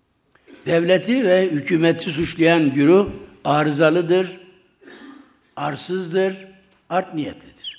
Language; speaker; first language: Turkish; native; Turkish